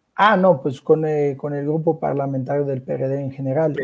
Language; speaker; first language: Spanish; non-native, fluent; Italian